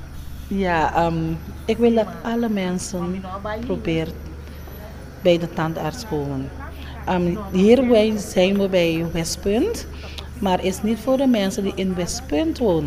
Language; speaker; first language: Dutch; non-native, local second language; Papiamento